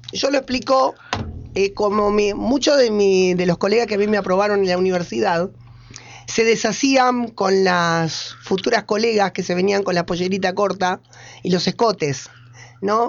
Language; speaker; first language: Spanish; native; Spanish